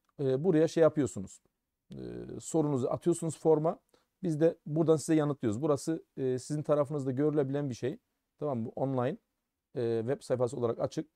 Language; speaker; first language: Turkish; early bilingual, heritage; German